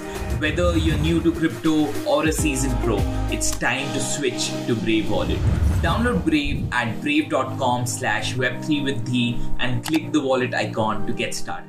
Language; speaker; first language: English; non-native, local second language; Hindi